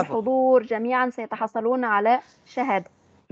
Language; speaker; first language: Arabic; native; Arabic